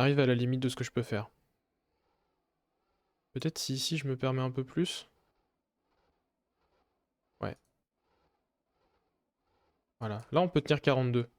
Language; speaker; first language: French; native; French